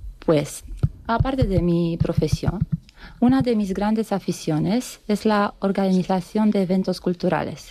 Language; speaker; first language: Spanish; non-native, fluent; Romanian